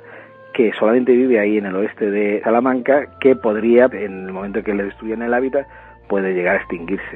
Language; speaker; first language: Spanish; native; Spanish